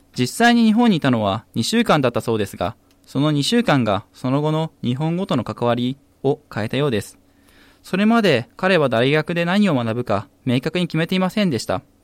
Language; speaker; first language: Japanese; native; Japanese